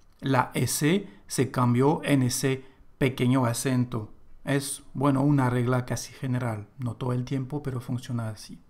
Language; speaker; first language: Spanish; non-native, fluent; French